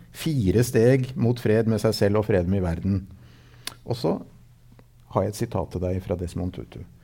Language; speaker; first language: Norwegian; native; Norwegian